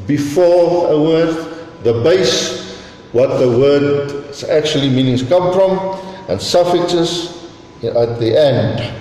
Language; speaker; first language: English; non-native, local second language; Afrikaans